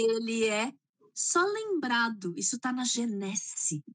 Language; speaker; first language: Portuguese; native; Portuguese